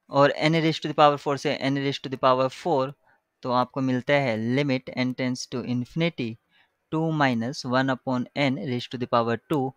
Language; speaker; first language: Hindi; native; Hindi